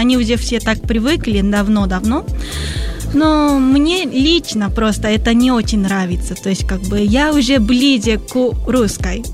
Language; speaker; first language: Russian; non-native, fluent; Japanese